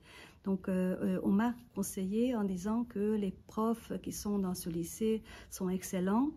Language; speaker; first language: French; non-native, fluent; Hungarian